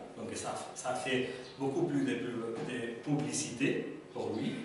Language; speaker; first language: French; non-native, learner; Spanish